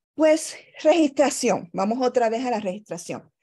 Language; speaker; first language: Spanish; native; Spanish